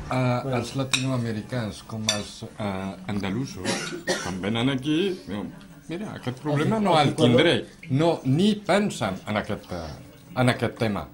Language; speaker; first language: Catalan; non-native, fluent; Arabic